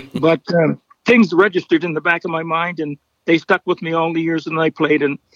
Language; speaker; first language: English; native; English